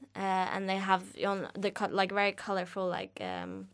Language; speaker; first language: English; non-native, fluent; Norwegian